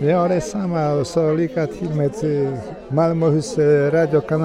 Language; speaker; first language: Swedish; non-native, fluent; Polish